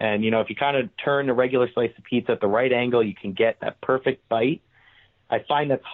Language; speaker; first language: English; native; English